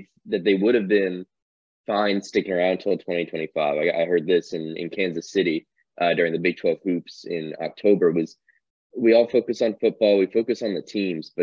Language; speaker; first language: English; native; English